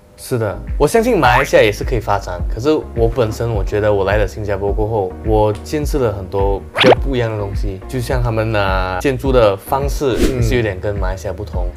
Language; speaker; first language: Chinese; native; Chinese